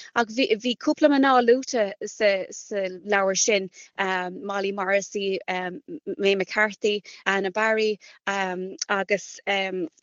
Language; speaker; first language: Irish; non-native, local second language; English